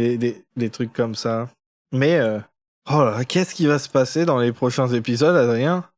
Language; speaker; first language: French; native; French